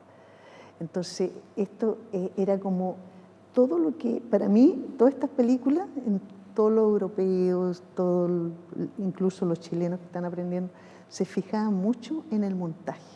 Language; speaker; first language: Spanish; native; Spanish